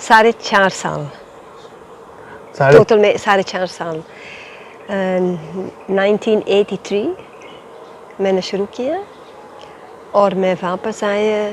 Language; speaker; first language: Hindi; non-native, fluent; Dutch